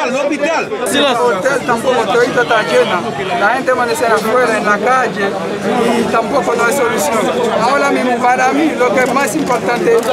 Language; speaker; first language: Spanish; non-native, fluent; Haitian Creole